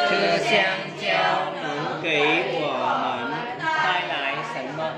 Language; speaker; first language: Chinese; non-native, learner; Vietnamese